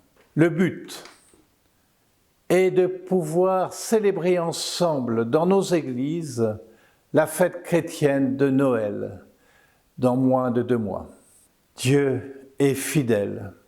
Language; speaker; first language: French; native; French